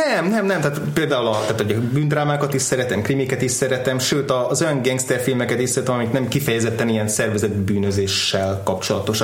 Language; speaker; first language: Hungarian; native; Hungarian